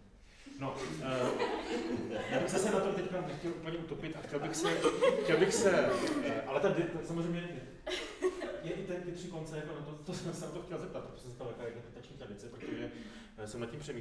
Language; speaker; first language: Czech; native; Czech